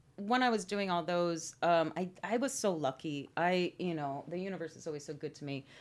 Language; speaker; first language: English; native; English